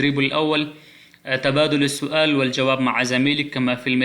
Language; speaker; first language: Arabic; non-native, fluent; Pashto